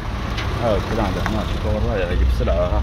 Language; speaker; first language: Arabic; native; Arabic